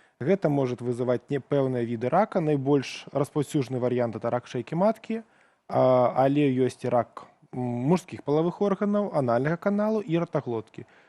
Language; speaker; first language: Belarusian; non-native, local second language; Russian